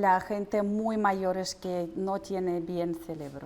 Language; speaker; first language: Spanish; non-native, learner; Russian